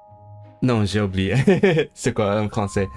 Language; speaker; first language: French; non-native, learner; Cantonese